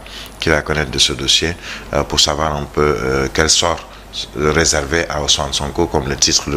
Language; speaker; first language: French; non-native, local second language; Wolof